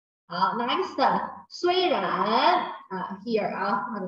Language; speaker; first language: Chinese; non-native, learner; Thai